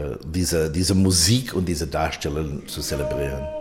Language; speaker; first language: German; non-native, fluent; English